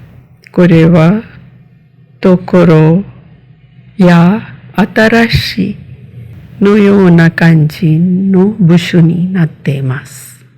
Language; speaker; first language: Japanese; non-native, fluent; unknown